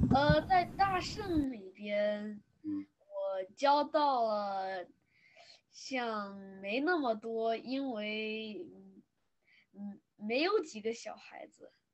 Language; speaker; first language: Chinese; early bilingual, other home language; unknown